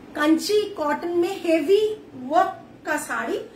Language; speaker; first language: Hindi; non-native, local second language; Bangla